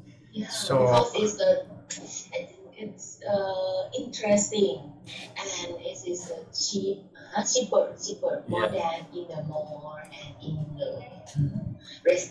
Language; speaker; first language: English; non-native, learner; Thai